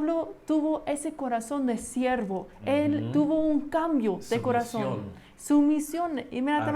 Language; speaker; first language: Spanish; non-native, fluent; English